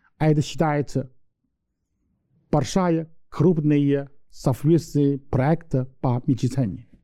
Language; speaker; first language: Russian; non-native, learner; Chinese